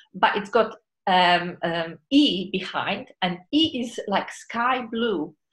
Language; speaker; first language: English; non-native, fluent; Polish